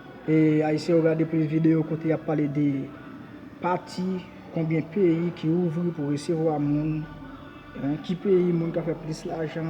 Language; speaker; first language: French; non-native, learner; Haitian Creole